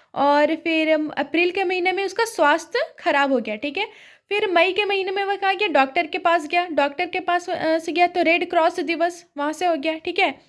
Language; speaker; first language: Hindi; native; Hindi